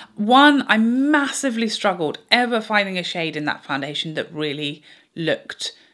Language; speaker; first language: English; native; English